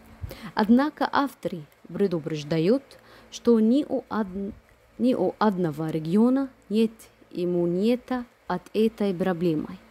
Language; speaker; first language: Russian; non-native, fluent; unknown